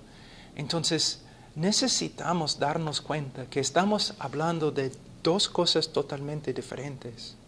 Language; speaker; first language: Spanish; non-native, fluent; English